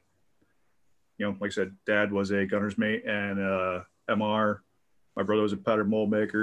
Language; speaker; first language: English; native; English